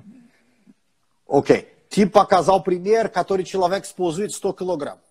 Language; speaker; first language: Russian; non-native, fluent; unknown